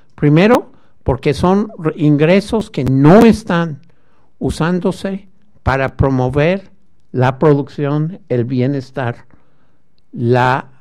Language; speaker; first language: Spanish; non-native, fluent; English